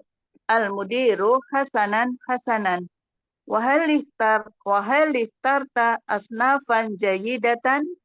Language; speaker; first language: Arabic; non-native, learner; Indonesian